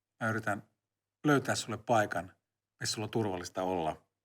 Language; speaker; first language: Finnish; native; Finnish